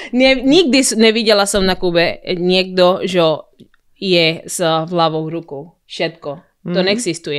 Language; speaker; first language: Slovak; non-native, learner; Spanish